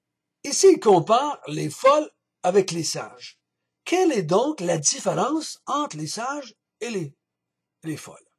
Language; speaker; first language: French; native; French